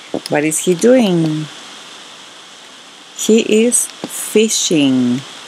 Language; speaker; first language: English; non-native, fluent; Spanish